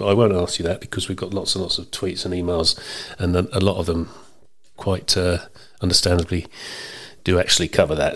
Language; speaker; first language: English; native; English